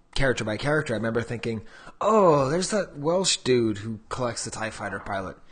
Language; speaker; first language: English; native; English